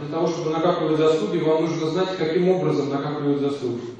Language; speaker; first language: Russian; native; Russian